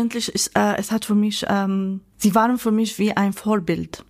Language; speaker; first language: German; non-native, fluent; Arabic